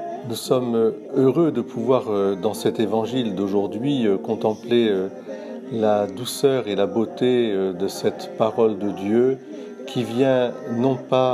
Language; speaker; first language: French; native; French